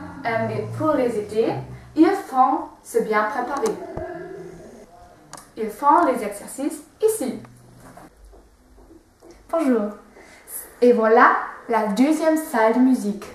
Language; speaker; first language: French; non-native, learner; German